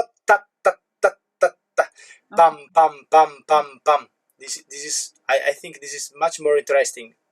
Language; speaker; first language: English; non-native, learner; Italian